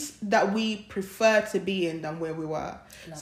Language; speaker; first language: English; non-native, local second language; Ganda